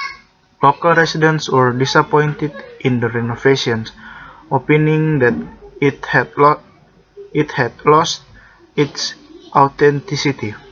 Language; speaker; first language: English; non-native, learner; Indonesian